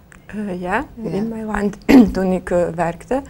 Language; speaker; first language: Dutch; non-native, learner; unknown